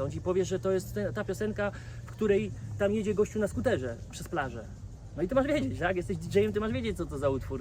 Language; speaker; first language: Polish; native; Polish